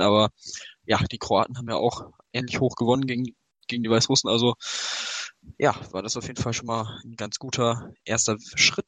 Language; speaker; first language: German; native; German